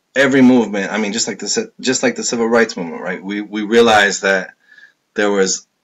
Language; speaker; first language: English; native; English